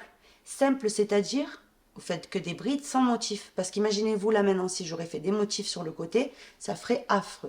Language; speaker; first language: French; native; French